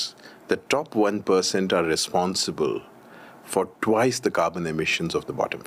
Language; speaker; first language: English; non-native, local second language; Hindi